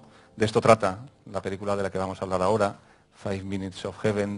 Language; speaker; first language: Spanish; native; Spanish